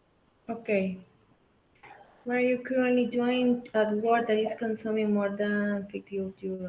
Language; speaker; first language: English; non-native, learner; Spanish